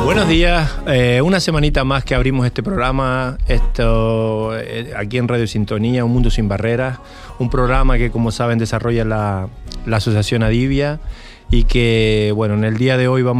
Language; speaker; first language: Spanish; native; Spanish